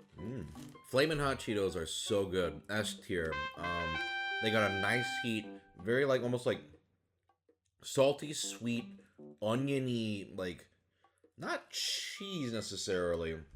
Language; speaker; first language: English; native; English